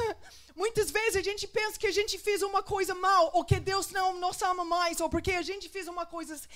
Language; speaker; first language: Portuguese; non-native, fluent; English